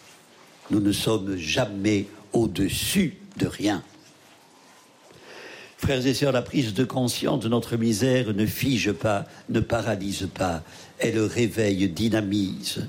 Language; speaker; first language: French; native; French